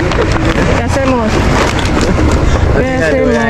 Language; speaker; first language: Spanish; non-native, learner; Filipino